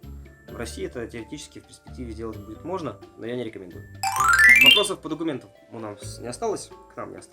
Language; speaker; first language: Russian; native; Russian